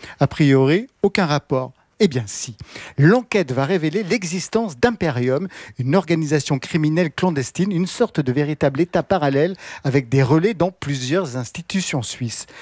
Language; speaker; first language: French; native; French